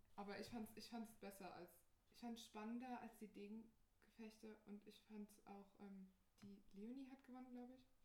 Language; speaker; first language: German; non-native, fluent; Portuguese